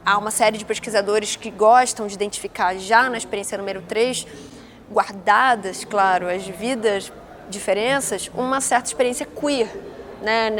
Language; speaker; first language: Portuguese; native; Portuguese